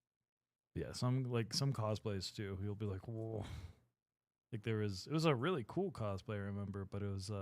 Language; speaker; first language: English; native; English